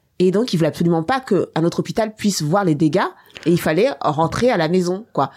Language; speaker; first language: French; native; French